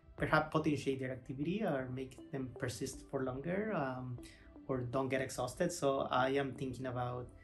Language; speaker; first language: English; non-native, fluent; Spanish